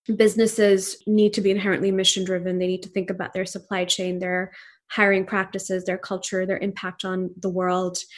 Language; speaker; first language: English; non-native, local second language; Urdu